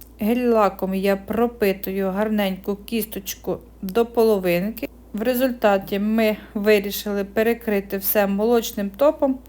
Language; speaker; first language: Ukrainian; native; Ukrainian